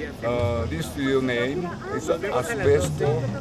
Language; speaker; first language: English; non-native, learner; Japanese